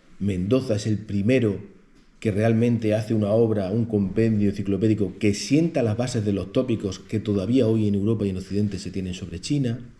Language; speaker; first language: Spanish; native; Spanish